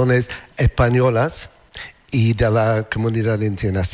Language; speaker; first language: Spanish; non-native, learner; English